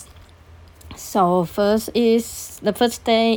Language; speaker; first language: English; non-native, learner; Chinese